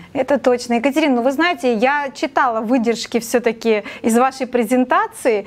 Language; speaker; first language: Russian; native; Russian